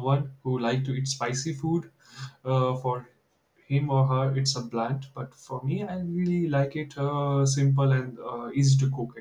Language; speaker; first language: English; non-native, local second language; Hindi